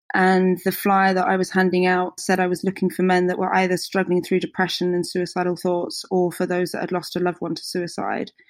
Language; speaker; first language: English; native; English